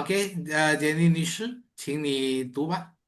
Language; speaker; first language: Chinese; non-native, fluent; Indonesian